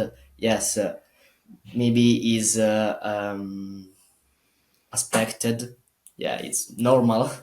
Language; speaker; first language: English; non-native, learner; Italian